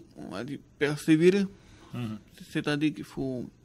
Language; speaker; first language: French; native; French